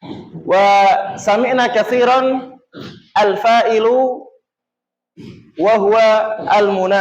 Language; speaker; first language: Arabic; non-native, learner; Indonesian